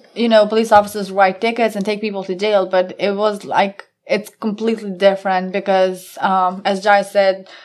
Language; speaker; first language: English; non-native, fluent; Albanian